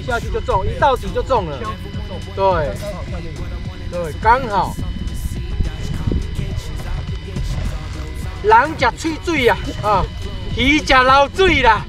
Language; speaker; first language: Chinese; native; Chinese